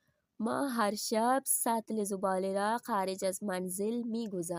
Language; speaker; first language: Persian; non-native, fluent; Urdu